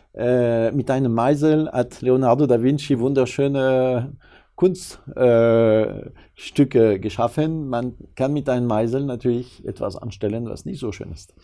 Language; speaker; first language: German; non-native, fluent; French